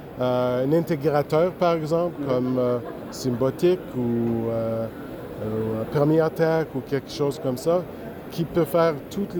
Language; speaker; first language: French; non-native, local second language; English